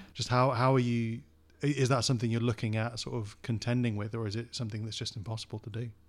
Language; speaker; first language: English; native; English